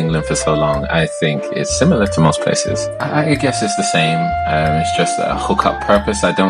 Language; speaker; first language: English; native; English